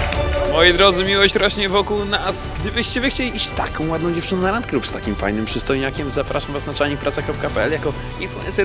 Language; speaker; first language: Polish; native; Polish